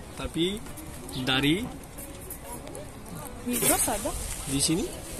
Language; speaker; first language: Indonesian; non-native, learner; Turkish